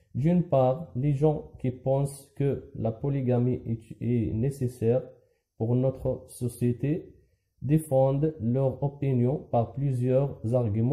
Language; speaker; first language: French; non-native, local second language; Arabic